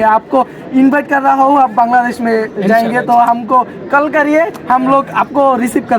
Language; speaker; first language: Hindi; non-native, learner; Bangla